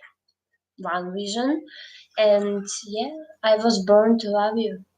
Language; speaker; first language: English; non-native, learner; Ukrainian